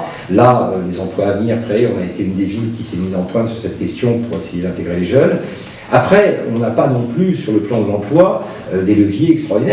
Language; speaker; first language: French; native; French